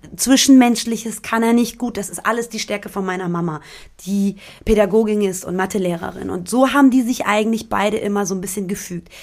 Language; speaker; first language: German; early bilingual, other home language; Persian